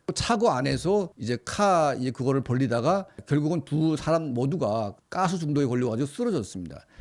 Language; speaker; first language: Korean; native; Korean